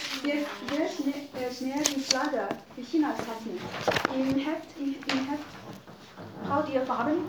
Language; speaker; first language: German; non-native, fluent; Chinese